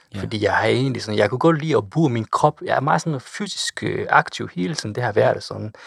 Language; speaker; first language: Danish; non-native, fluent; Japanese